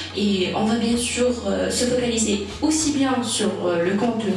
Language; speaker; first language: French; non-native, local second language; Arabic